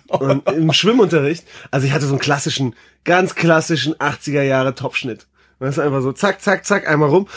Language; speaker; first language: German; early bilingual, other home language; Persian